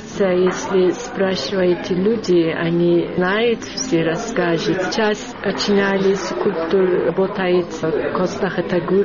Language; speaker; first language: Russian; non-native, learner; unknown